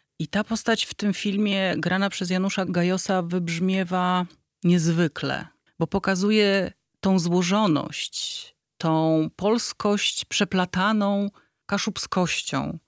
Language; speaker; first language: Polish; native; Polish